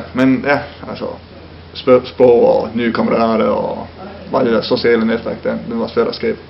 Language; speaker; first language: Danish; non-native, fluent; Finnish